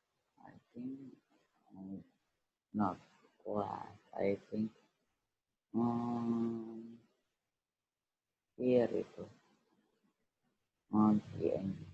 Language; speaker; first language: English; non-native, learner; Indonesian